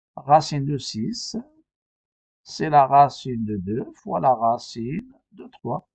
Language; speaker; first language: French; non-native, local second language; Arabic